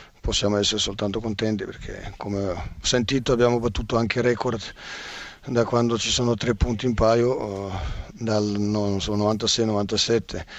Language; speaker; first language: Italian; non-native, fluent; Serbian